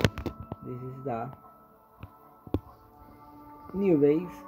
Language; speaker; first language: English; non-native, learner; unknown